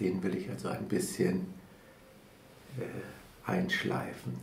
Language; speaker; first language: German; native; German